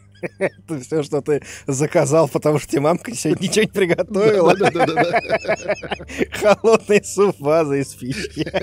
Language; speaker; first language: Russian; native; Russian